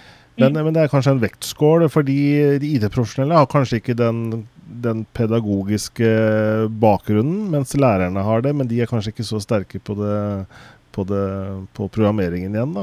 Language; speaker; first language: Norwegian; native; Norwegian